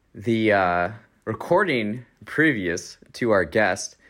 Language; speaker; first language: English; native; English